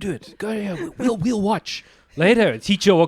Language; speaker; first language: English; native; English